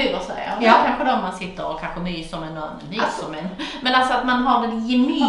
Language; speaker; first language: Swedish; native; Swedish